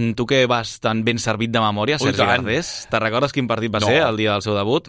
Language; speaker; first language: Catalan; native; Catalan